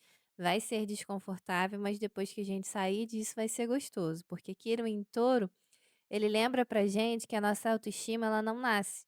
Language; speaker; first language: Portuguese; native; Portuguese